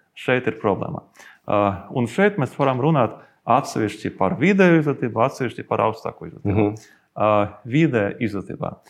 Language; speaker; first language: Latvian; non-native, local second language; Russian